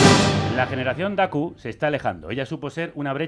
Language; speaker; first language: Spanish; native; Spanish